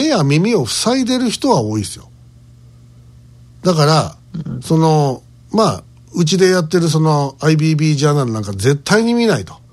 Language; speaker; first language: Japanese; native; Japanese